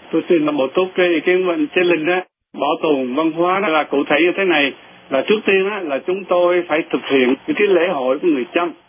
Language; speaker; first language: Vietnamese; non-native, local second language; Eastern Cham